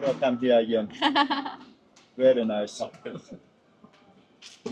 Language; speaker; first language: English; non-native, learner; Turkish